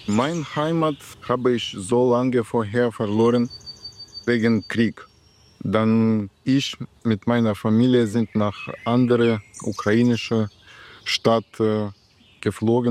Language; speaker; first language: German; non-native, learner; Ukrainian